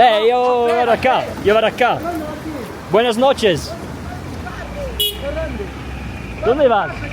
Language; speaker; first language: Spanish; non-native, learner; Italian